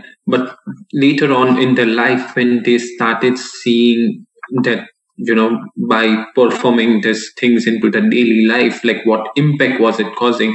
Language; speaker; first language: English; non-native, local second language; Gujarati